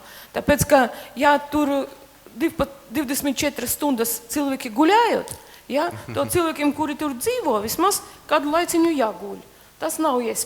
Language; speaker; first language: Latvian; non-native, local second language; Russian